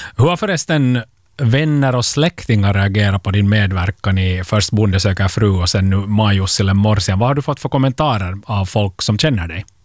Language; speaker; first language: Swedish; native; Swedish